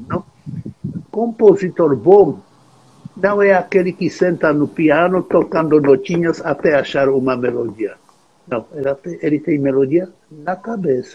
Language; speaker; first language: Portuguese; non-native, fluent; Czech